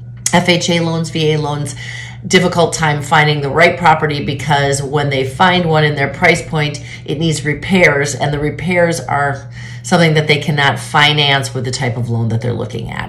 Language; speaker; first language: English; native; English